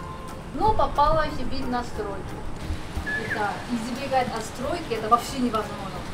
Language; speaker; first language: Russian; non-native, fluent; Korean